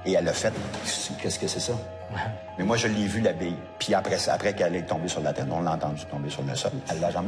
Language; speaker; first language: French; native; French